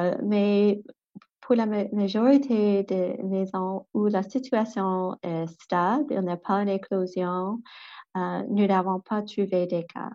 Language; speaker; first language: French; non-native, local second language; English